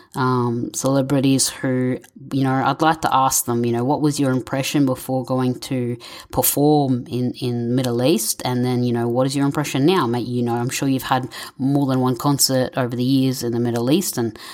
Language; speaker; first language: English; native; English